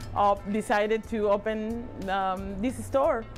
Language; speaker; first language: English; non-native, fluent; Spanish